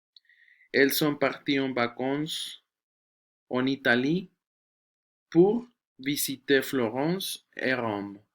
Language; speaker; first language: French; non-native, fluent; Spanish